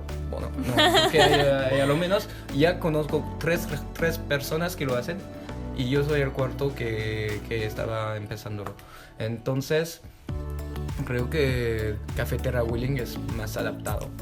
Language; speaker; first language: Spanish; non-native, fluent; French